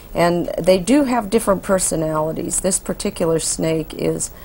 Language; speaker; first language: English; native; English